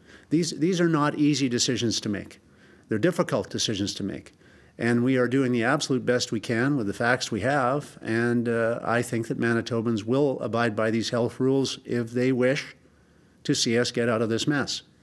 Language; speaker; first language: English; native; English